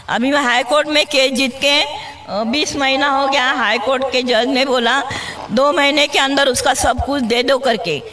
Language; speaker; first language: Hindi; non-native, local second language; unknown